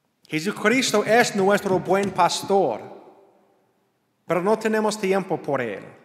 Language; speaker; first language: Spanish; non-native, learner; English